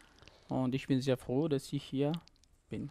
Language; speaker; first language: German; non-native, learner; Persian